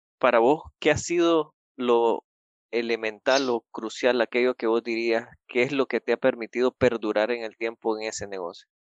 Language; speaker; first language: Spanish; native; Spanish